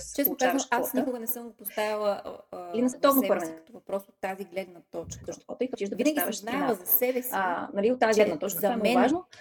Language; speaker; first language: Bulgarian; native; Bulgarian